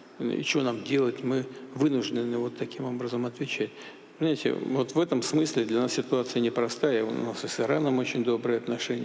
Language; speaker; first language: Russian; native; Russian